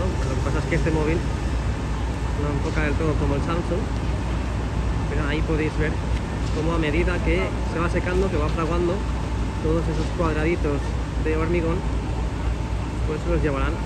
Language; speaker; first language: Spanish; native; Spanish